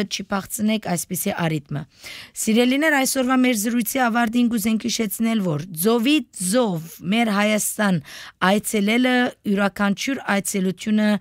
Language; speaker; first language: Armenian; early bilingual, heritage; Armenian